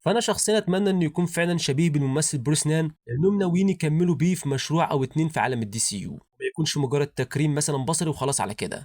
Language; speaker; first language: Arabic; native; Arabic